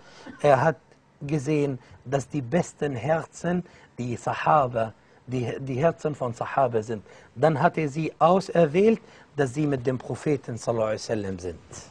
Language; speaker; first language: German; non-native, fluent; Arabic